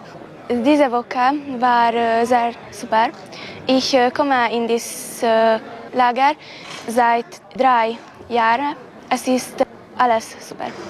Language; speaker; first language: German; non-native, local second language; Hungarian